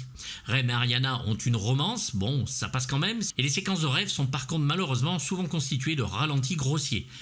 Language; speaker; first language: French; native; French